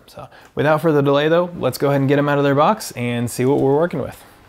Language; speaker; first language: English; native; English